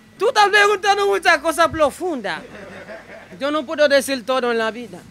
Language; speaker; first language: Spanish; non-native, learner; Haitian Creole